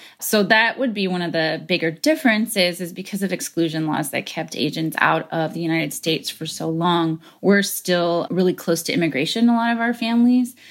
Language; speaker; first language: English; native; English